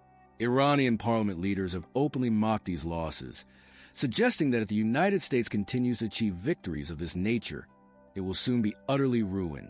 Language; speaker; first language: English; native; English